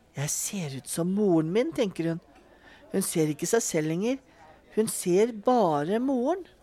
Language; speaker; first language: Norwegian; native; Norwegian